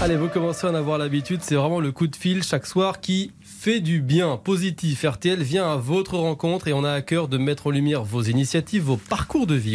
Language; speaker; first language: French; native; French